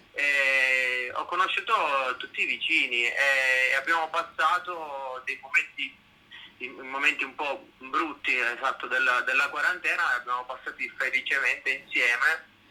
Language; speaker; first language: Italian; native; Italian